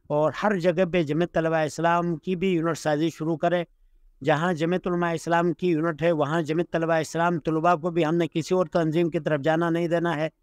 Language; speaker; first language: Urdu; non-native, local second language; Shina